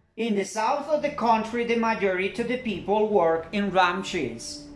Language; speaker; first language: English; non-native, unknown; Spanish